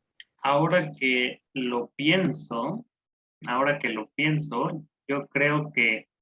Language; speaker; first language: Spanish; non-native, fluent; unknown